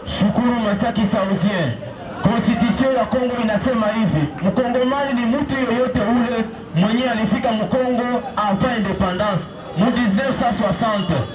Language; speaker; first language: Swahili; native; Swahili